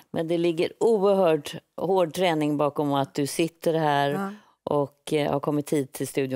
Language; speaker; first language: Swedish; native; Swedish